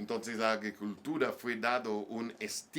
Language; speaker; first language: Spanish; non-native, learner; English